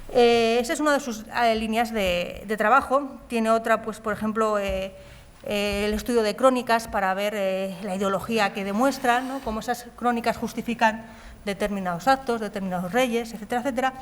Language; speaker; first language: Spanish; native; Spanish